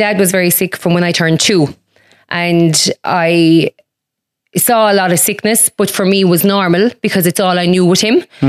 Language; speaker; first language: English; native; English